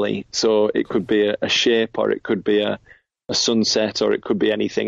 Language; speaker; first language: English; native; English